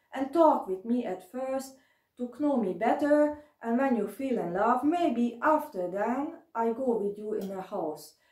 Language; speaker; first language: English; non-native, learner; German